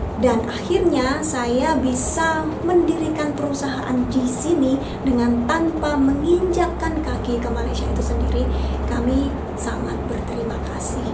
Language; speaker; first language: Indonesian; native; Indonesian